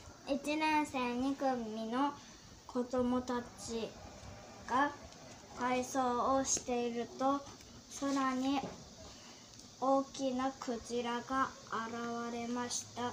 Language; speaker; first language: Japanese; early bilingual, heritage; Korean